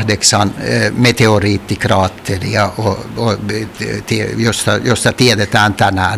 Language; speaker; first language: Finnish; non-native, local second language; Swedish